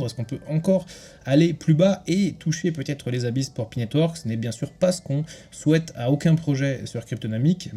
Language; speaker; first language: French; native; French